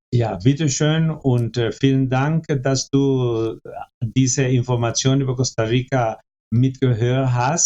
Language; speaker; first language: German; non-native, fluent; Spanish